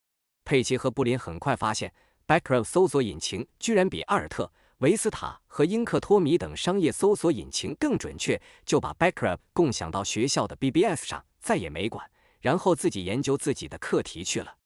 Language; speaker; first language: Chinese; native; Chinese